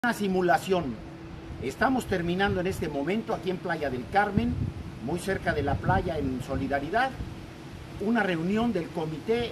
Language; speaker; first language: Spanish; native; Spanish